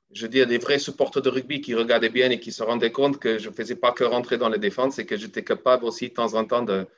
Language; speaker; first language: French; non-native, fluent; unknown